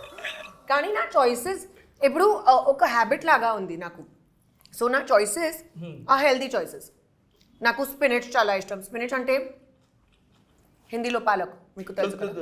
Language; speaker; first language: Telugu; non-native, local second language; Hindi